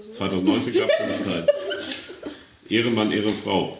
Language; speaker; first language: German; native; German